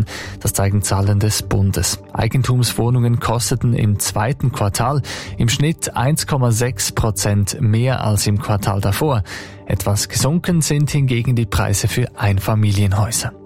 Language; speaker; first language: German; native; German